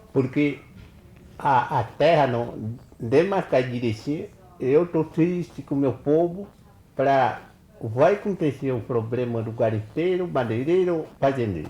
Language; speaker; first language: Portuguese; non-native, local second language; Kayapó